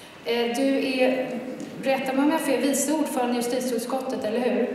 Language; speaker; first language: Swedish; native; Swedish